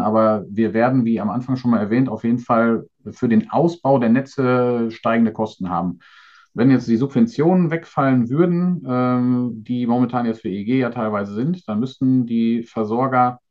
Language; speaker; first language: German; native; German